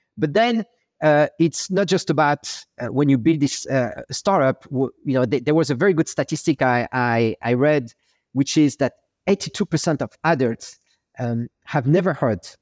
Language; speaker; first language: English; non-native, fluent; French